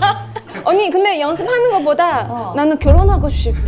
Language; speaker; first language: Korean; non-native, fluent; Chinese